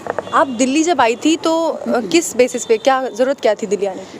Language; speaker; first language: Hindi; native; Hindi